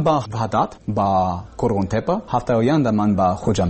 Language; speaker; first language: Persian; non-native, learner; English